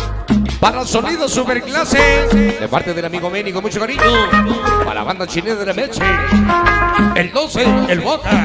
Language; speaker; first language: Spanish; native; Spanish